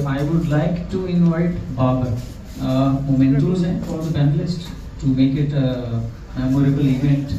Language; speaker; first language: English; non-native, local second language; Urdu